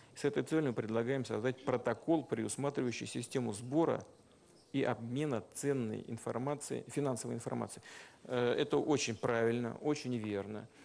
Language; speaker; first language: Russian; native; Russian